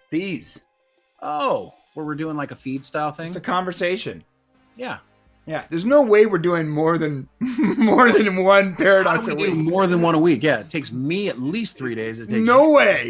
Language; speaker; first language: English; native; English